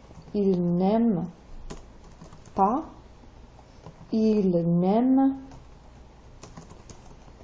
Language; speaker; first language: French; non-native, fluent; English